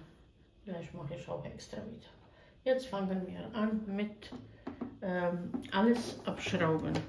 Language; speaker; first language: German; non-native, fluent; Croatian